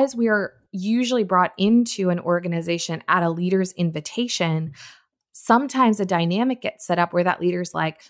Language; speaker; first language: English; native; English